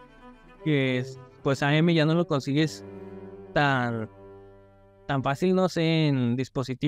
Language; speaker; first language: Spanish; native; Spanish